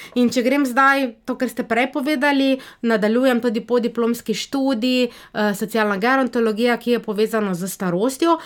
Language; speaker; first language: Slovenian; native; Slovenian